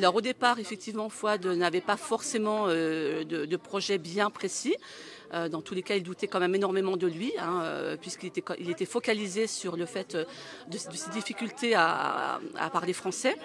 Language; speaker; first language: French; native; French